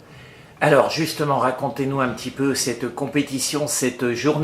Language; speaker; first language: French; native; French